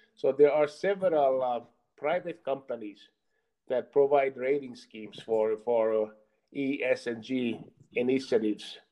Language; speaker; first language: English; non-native, fluent; Finnish